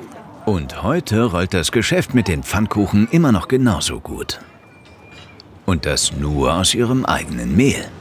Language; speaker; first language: German; native; German